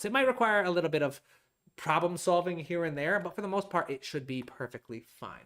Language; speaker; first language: English; native; English